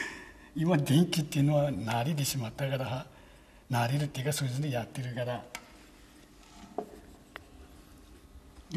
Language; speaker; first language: Japanese; native; Japanese